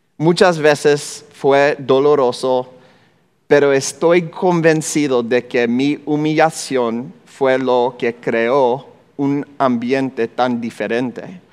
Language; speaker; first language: Spanish; non-native, fluent; English